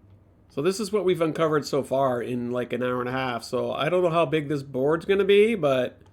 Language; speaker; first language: English; native; English